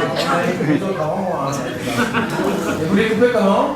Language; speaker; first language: French; native; French